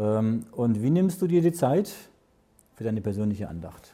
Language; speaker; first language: German; native; German